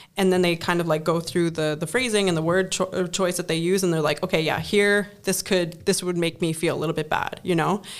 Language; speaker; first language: English; non-native, fluent; German